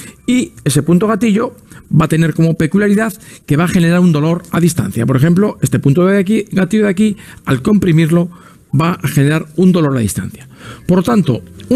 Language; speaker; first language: Spanish; native; Spanish